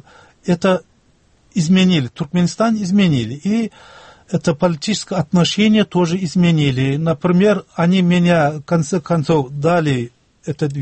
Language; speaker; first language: Russian; non-native, local second language; Turkmen